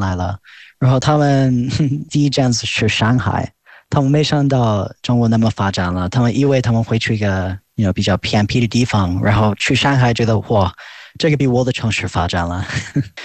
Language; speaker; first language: Chinese; non-native, fluent; English